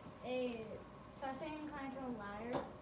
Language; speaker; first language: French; non-native, learner; English